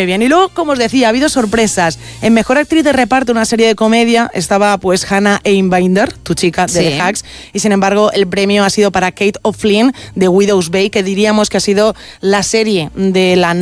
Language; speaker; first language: Spanish; native; Spanish